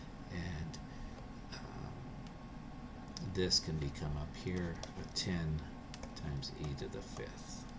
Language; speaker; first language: English; native; English